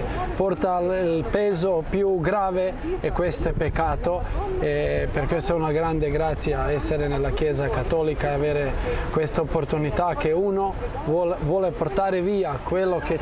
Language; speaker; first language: Italian; non-native, fluent; Croatian